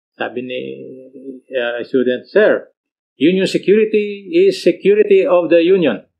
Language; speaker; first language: English; non-native, local second language; Filipino